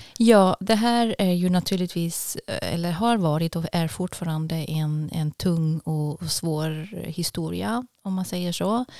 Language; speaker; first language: Swedish; non-native, fluent; German